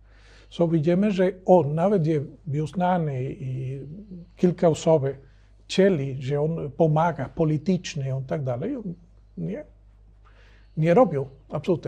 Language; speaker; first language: Polish; non-native, learner; Spanish